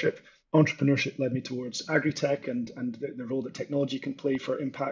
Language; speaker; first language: English; native; English